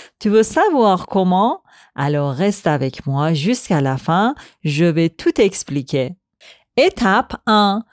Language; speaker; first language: French; non-native, fluent; Persian